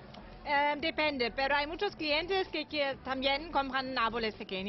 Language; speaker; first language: Spanish; non-native, learner; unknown